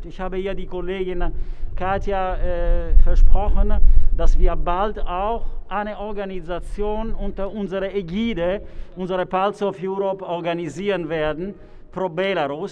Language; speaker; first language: German; non-native, fluent; Italian